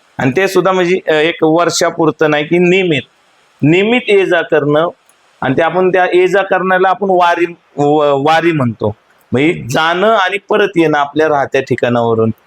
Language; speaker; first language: Marathi; native; Marathi